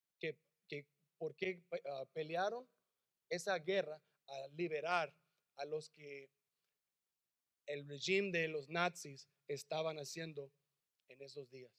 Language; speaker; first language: Spanish; early bilingual, heritage; English